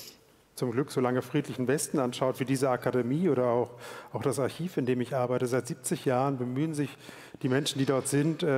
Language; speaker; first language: German; native; German